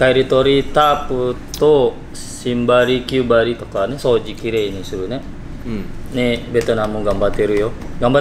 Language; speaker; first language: Japanese; non-native, learner; Indonesian